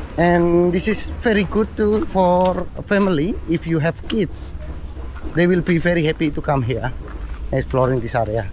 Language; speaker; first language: English; non-native, learner; Indonesian